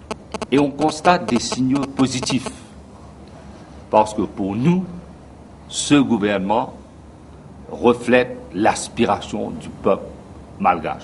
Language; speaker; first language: French; non-native, local second language; Morisyen